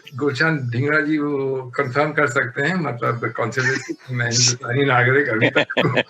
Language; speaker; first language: Hindi; native; Hindi